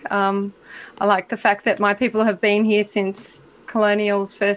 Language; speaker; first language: English; native; English